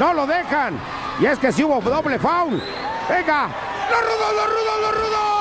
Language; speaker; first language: Spanish; native; Spanish